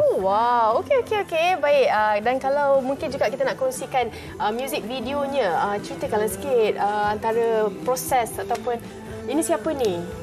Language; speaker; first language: Malay; native; Malay